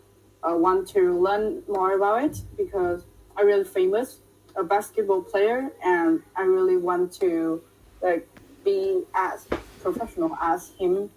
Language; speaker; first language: English; non-native, fluent; Vietnamese